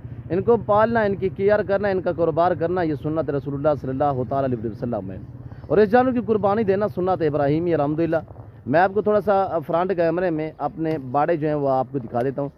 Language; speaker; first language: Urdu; non-native, local second language; Saraiki